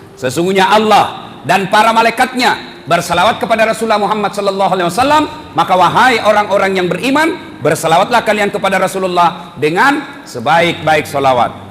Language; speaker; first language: Indonesian; non-native, local second language; Buginese